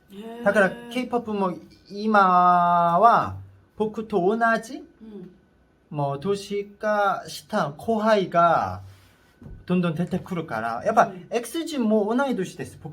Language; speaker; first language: Japanese; non-native, learner; Korean